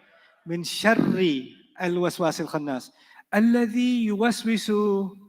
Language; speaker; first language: Arabic; non-native, fluent; English